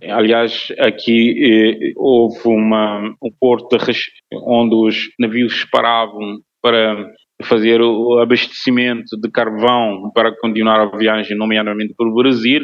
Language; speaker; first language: Portuguese; non-native, local second language; Kabuverdianu